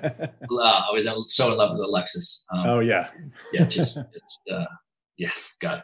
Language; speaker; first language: English; native; English